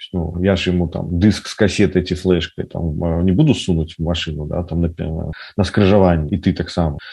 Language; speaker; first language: Belarusian; non-native, local second language; Russian